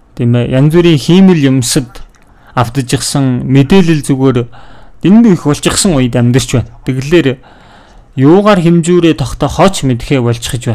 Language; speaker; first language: Mongolian; non-native, fluent; Korean